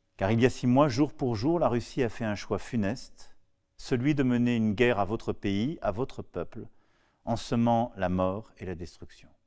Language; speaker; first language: French; native; French